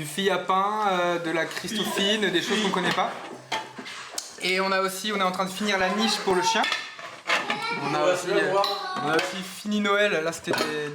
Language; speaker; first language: French; native; French